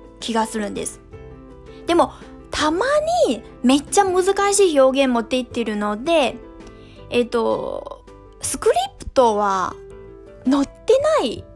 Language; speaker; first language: Japanese; non-native, fluent; Chinese